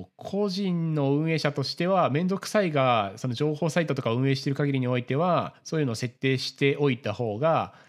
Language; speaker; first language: Japanese; native; Japanese